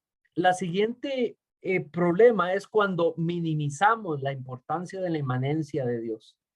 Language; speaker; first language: Spanish; native; Spanish